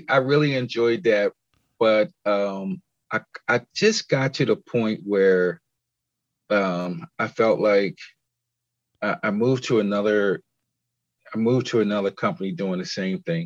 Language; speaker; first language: English; native; English